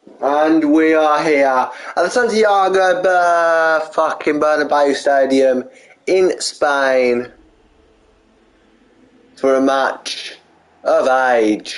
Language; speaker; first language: English; native; English